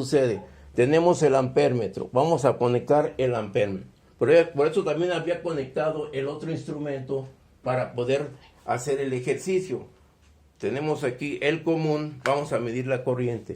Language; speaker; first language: Spanish; native; Spanish